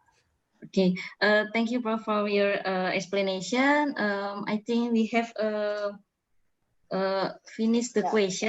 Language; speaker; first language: English; non-native, learner; Indonesian